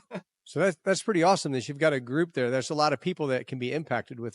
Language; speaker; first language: English; native; English